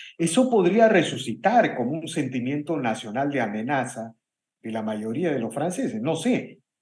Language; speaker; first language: Spanish; native; Spanish